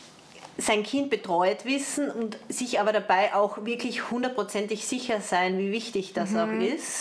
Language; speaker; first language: German; native; German